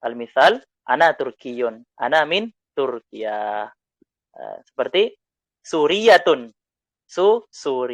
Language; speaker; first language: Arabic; non-native, fluent; Indonesian